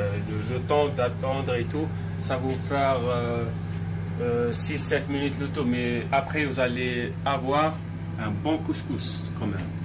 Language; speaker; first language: French; non-native, local second language; Arabic